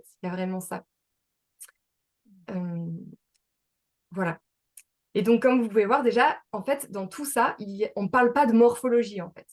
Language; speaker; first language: French; native; French